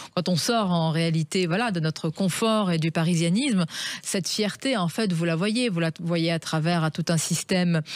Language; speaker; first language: French; non-native, local second language; Arabic